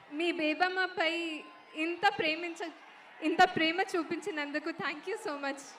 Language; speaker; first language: Telugu; non-native, local second language; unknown